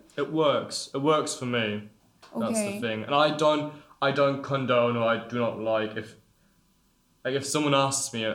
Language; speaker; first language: English; non-native, fluent; German